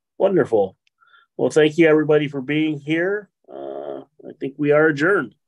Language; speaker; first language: English; native; English